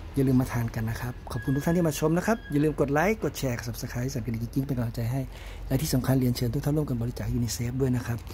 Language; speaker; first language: Thai; native; Thai